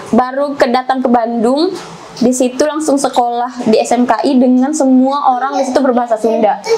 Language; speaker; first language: Indonesian; native; Indonesian